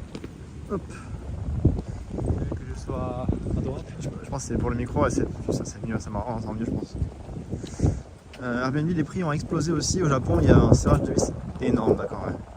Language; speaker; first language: French; native; French